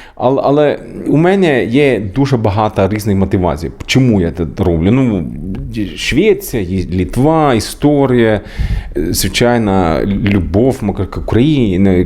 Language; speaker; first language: Ukrainian; non-native, learner; Swedish